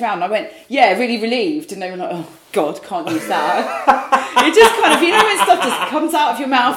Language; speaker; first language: English; native; English